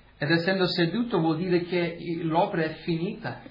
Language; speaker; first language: Italian; early bilingual, heritage; Italian